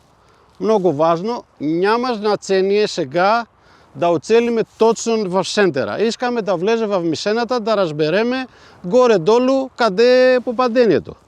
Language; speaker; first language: Bulgarian; non-native, fluent; Macedonian